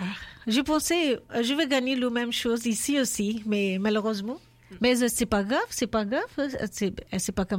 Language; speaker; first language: French; non-native, learner; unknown